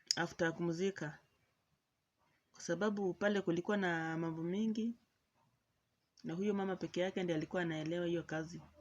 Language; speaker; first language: Swahili; non-native, local second language; Luyia